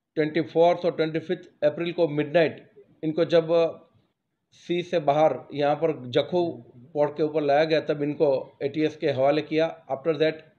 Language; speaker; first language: Hindi; non-native, local second language; Gujarati